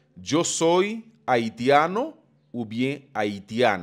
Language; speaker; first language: Spanish; non-native, fluent; Haitian Creole